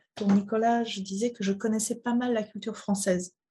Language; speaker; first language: French; non-native, fluent; Polish